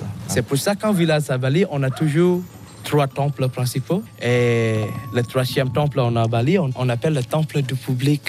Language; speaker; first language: French; non-native, learner; Balinese